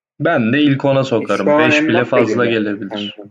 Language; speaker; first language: Turkish; native; Turkish